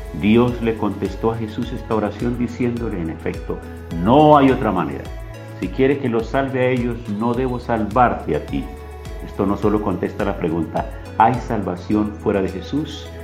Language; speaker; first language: Spanish; native; Spanish